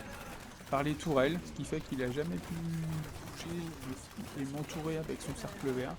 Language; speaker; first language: French; native; French